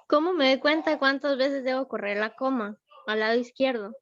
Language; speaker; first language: Spanish; native; Spanish